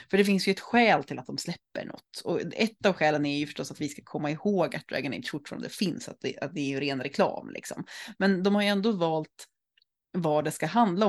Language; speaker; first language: Swedish; native; Swedish